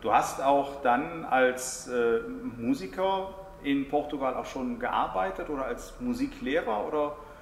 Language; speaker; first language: German; native; German